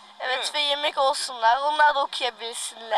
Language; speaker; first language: Turkish; early bilingual, heritage; Turkish